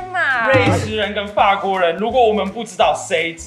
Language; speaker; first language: Chinese; non-native, fluent; French